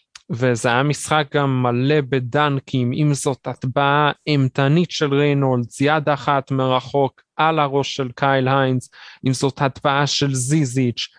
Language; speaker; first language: Hebrew; native; Hebrew